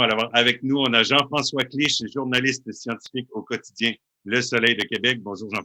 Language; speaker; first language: French; native; French